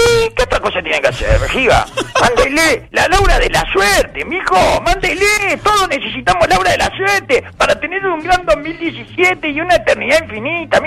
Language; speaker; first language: Spanish; native; Spanish